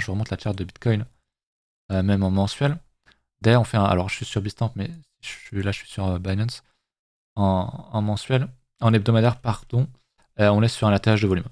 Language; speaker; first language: French; native; French